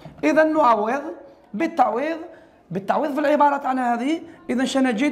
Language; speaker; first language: Arabic; native; Arabic